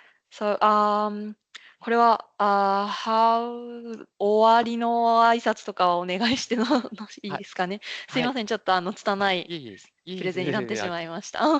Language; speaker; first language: Japanese; native; Japanese